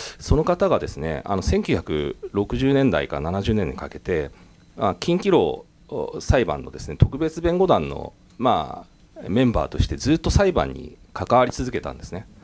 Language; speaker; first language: Japanese; native; Japanese